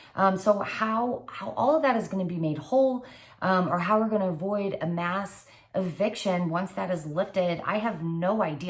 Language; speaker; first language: English; native; English